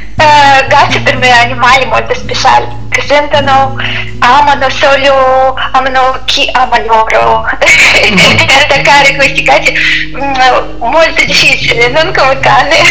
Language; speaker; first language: Italian; non-native, learner; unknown